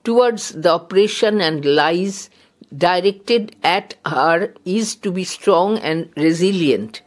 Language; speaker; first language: English; non-native, local second language; Bangla